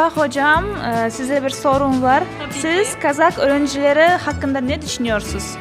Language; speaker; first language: Turkish; non-native, learner; Kazakh